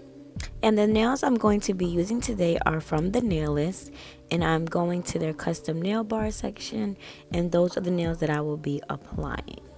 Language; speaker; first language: English; native; English